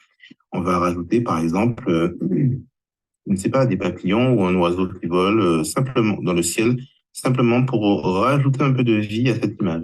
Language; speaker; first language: French; native; French